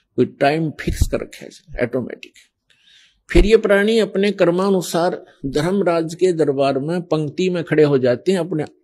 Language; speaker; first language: Hindi; native; Hindi